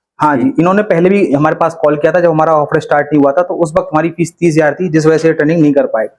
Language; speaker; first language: Hindi; native; Hindi